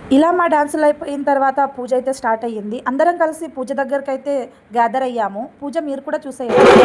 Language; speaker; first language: Telugu; non-native, local second language; Lambadi